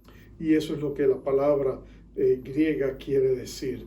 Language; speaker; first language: Spanish; native; Spanish